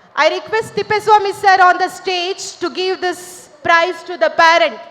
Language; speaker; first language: English; non-native, local second language; Kannada